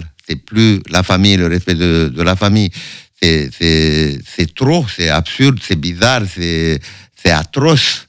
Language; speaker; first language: French; non-native, fluent; Romanian